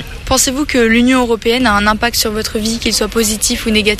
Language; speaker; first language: French; native; French